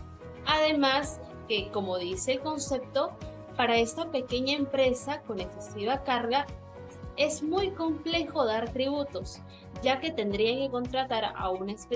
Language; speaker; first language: Spanish; native; Spanish